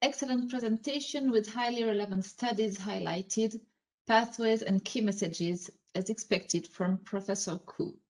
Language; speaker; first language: English; non-native, fluent; French